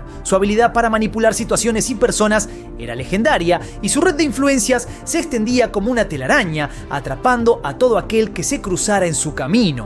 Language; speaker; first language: Spanish; native; Spanish